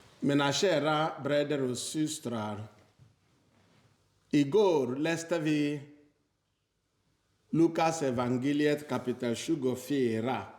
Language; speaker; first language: Swedish; non-native, fluent; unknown